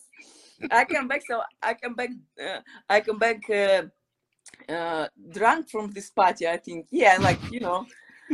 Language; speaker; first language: English; non-native, fluent; Ukrainian